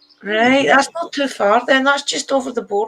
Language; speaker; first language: English; native; English